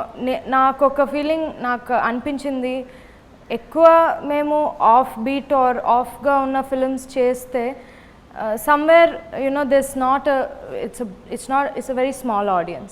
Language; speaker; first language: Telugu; non-native, local second language; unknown